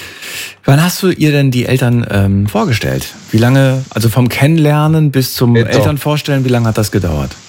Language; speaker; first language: German; native; German